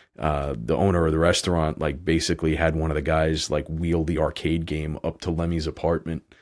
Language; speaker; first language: English; native; English